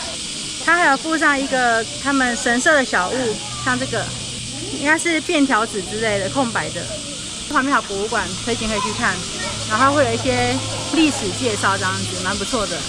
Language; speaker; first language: Chinese; native; Chinese